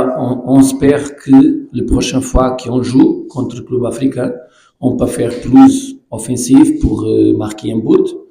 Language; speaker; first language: French; non-native, learner; Portuguese